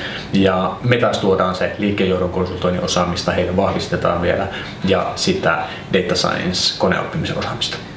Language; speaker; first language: Finnish; native; Finnish